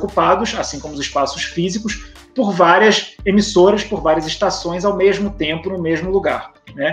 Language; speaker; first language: Portuguese; native; Portuguese